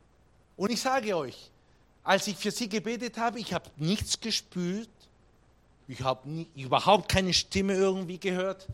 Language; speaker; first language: German; non-native, fluent; Spanish